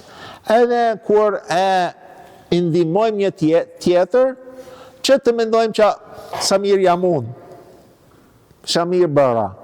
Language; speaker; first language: Albanian; non-native, fluent; English